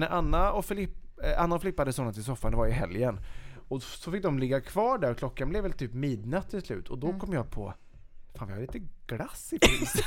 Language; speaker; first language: Swedish; native; Swedish